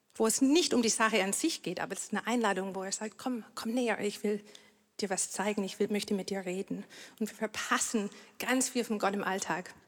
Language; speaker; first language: German; non-native, fluent; English